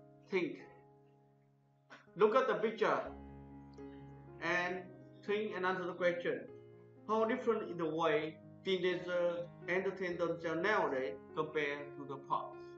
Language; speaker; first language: English; non-native, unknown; Vietnamese